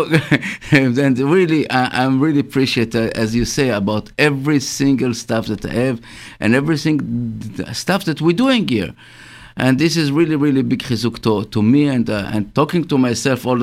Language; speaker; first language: English; non-native, fluent; Hebrew